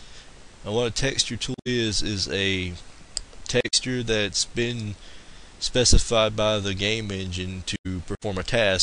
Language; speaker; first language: English; native; English